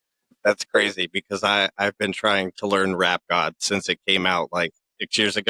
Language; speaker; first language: English; native; English